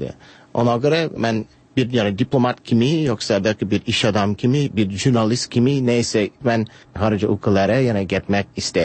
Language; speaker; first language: Turkish; non-native, fluent; English